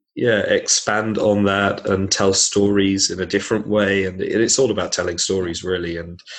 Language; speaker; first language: English; native; English